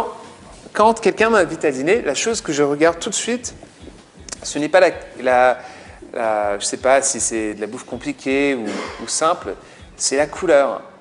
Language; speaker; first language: French; non-native, fluent; English